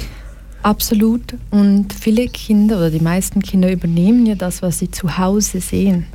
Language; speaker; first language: German; early bilingual, other home language; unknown